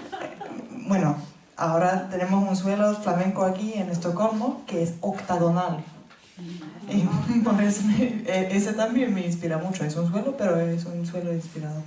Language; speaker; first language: Spanish; non-native, fluent; Finnish